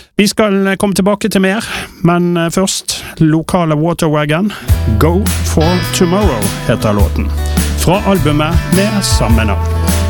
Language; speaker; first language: Norwegian; native; Norwegian